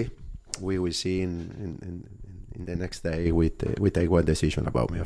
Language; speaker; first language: English; non-native, learner; Spanish